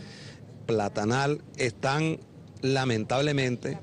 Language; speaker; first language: Spanish; native; Spanish